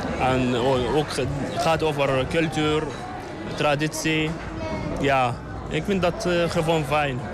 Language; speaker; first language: Dutch; non-native, learner; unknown